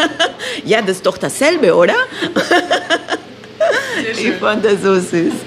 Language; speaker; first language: German; non-native, fluent; Spanish